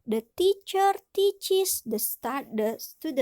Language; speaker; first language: English; non-native, learner; Indonesian